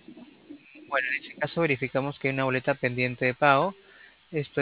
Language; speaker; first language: Spanish; native; Spanish